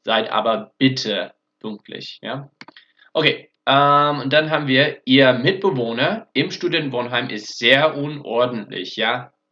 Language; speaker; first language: German; non-native, fluent; English